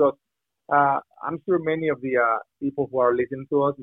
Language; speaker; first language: English; non-native, fluent; Spanish